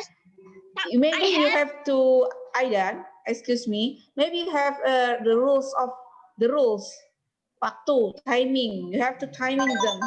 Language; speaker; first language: English; non-native, learner; Indonesian